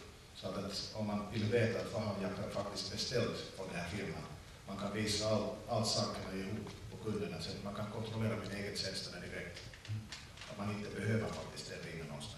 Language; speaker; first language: Swedish; non-native, local second language; Finnish